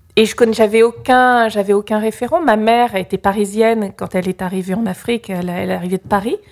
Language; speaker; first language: French; native; French